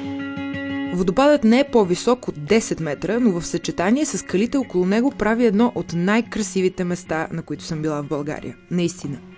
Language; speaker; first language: Bulgarian; native; Bulgarian